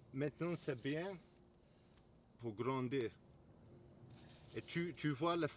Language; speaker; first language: French; non-native, learner; English